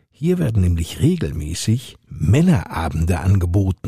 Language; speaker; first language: German; native; German